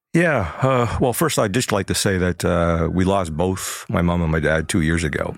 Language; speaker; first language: English; early bilingual, other home language; Chinese